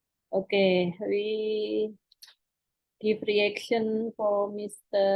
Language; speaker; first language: English; non-native, fluent; Indonesian